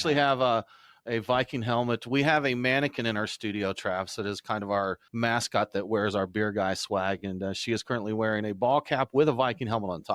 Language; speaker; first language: English; native; English